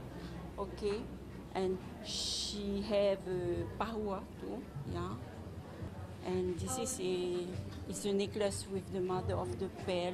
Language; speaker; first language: English; non-native, learner; French